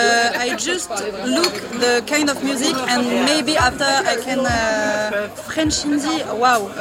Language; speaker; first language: English; non-native, learner; French